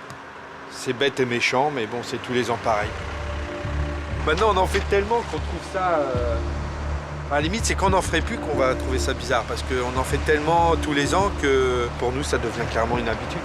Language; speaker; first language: French; native; French